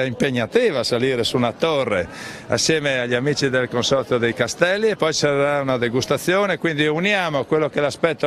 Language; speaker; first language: Italian; native; Italian